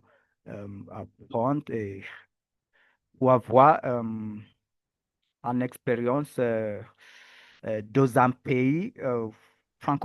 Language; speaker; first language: French; non-native, learner; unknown